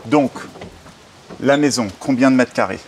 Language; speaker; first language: French; native; French